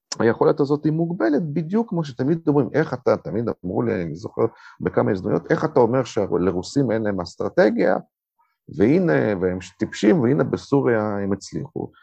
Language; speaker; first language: Hebrew; non-native, fluent; Russian